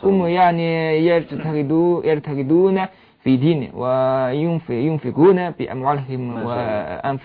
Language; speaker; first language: Arabic; non-native, learner; Chinese